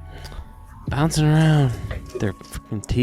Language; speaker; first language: English; native; English